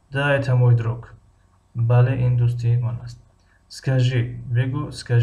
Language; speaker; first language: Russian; non-native, fluent; Tajik